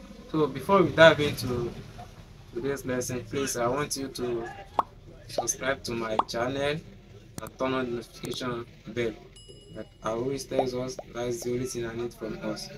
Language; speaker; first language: English; non-native, local second language; Yoruba